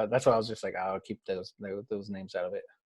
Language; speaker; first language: English; native; English